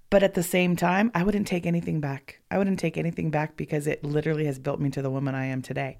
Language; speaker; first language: English; native; English